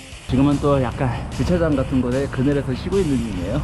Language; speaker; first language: Korean; native; Korean